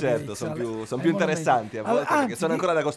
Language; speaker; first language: Italian; native; Italian